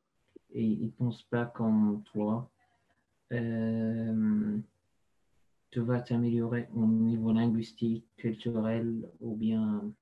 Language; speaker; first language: French; non-native, fluent; Arabic